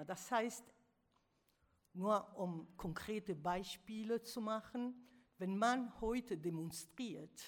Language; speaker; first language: German; non-native, fluent; Italian